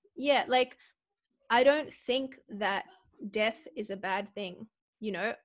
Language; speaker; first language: English; native; English